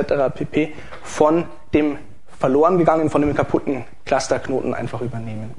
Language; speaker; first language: German; native; German